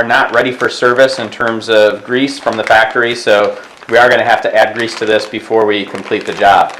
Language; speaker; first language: English; native; English